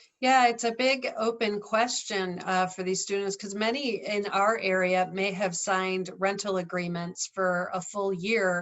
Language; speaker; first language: English; native; English